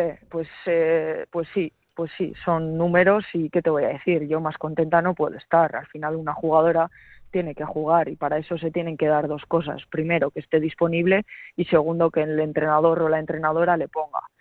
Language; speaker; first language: Spanish; native; Spanish